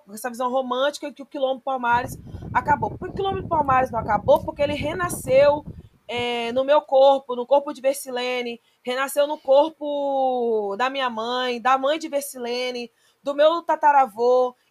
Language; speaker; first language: Portuguese; native; Portuguese